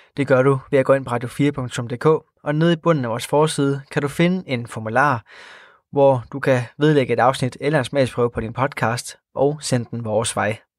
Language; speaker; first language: Danish; native; Danish